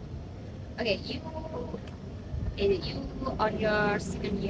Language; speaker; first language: English; non-native, learner; Indonesian